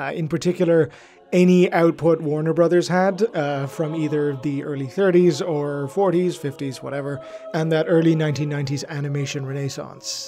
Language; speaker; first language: English; native; English